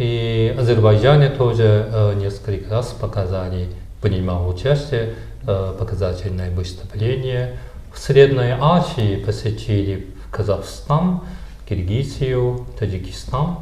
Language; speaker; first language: Russian; non-native, fluent; Japanese